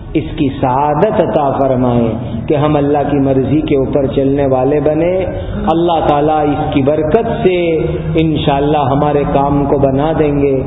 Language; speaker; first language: Urdu; non-native, local second language; Gujarati